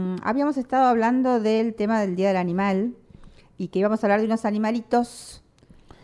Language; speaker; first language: Spanish; native; Spanish